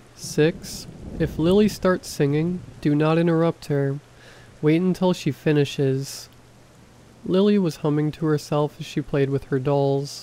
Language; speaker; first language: English; native; English